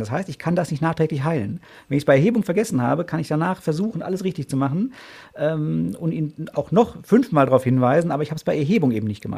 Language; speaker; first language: German; native; German